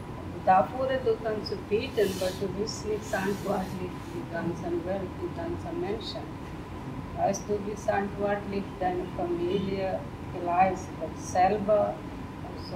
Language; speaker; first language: German; non-native, learner; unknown